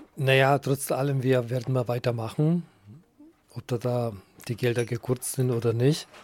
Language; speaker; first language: German; non-native, fluent; Romany